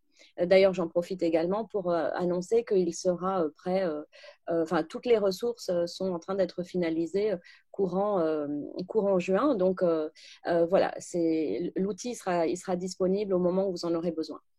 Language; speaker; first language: French; native; French